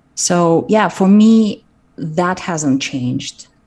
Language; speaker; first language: English; non-native, fluent; Russian